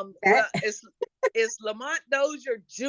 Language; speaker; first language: English; native; English